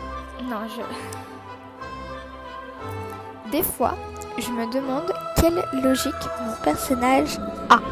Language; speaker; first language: French; native; French